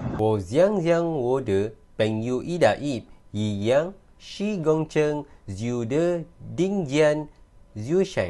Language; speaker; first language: Chinese; non-native, learner; Malay